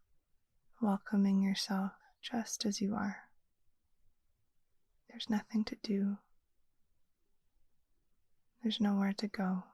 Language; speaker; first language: English; native; English